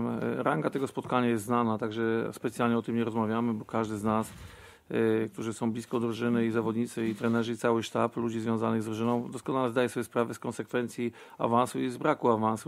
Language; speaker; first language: Polish; native; Polish